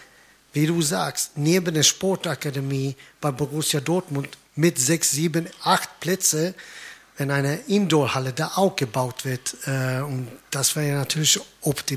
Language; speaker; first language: German; non-native, fluent; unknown